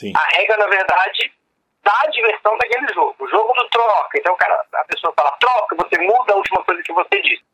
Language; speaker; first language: Portuguese; native; Portuguese